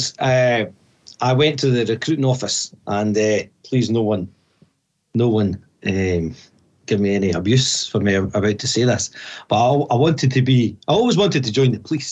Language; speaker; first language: English; native; English